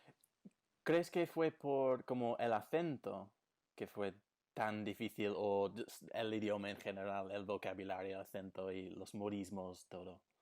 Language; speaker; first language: Spanish; non-native, fluent; English